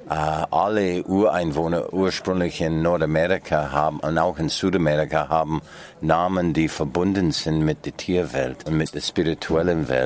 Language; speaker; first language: German; non-native, fluent; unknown